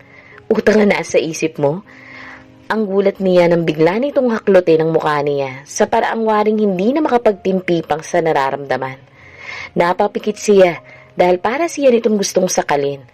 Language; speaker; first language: Filipino; native; Filipino